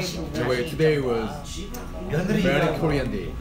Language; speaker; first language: English; non-native, fluent; Korean